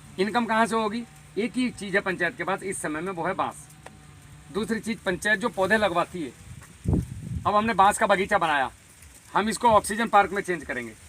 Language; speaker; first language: Hindi; native; Hindi